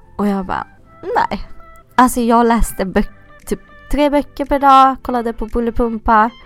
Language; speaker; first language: Swedish; early bilingual, other home language; Russian